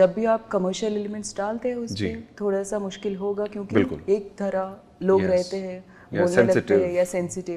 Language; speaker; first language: Hindi; non-native, local second language; Telugu